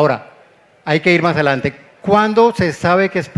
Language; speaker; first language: Spanish; native; Spanish